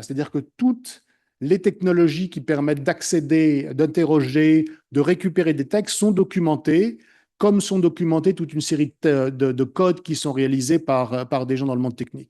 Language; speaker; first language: French; native; French